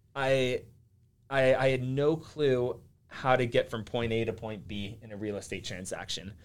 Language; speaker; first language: English; early bilingual, other home language; Finnish